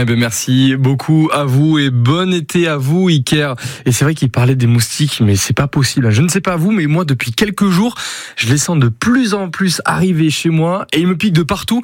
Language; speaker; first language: French; native; French